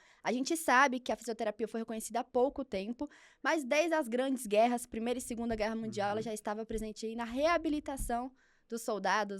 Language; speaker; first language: Portuguese; native; Portuguese